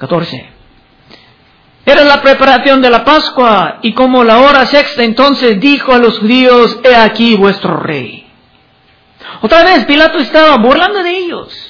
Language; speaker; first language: Spanish; non-native, fluent; English